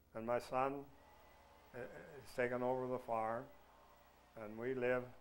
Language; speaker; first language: English; native; English